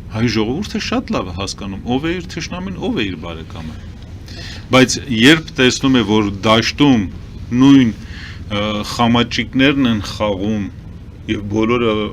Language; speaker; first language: Armenian; early bilingual, heritage; Armenian